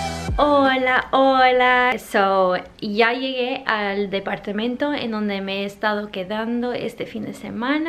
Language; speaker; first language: Spanish; early bilingual, heritage; English